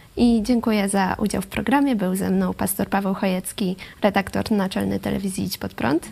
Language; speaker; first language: Polish; native; Polish